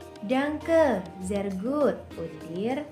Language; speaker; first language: German; non-native, learner; Indonesian